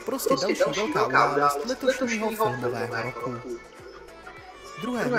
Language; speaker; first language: Czech; native; Czech